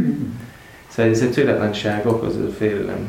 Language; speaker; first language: Hungarian; non-native, fluent; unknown